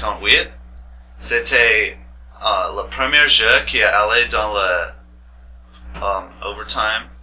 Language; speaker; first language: French; non-native, learner; English